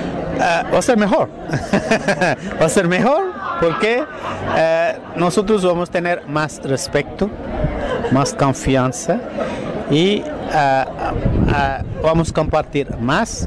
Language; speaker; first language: Spanish; non-native, fluent; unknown